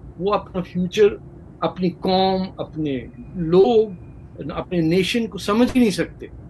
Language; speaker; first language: Urdu; native; Urdu